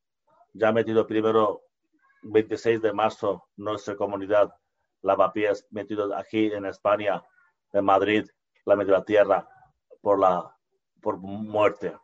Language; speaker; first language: Spanish; non-native, learner; Bangla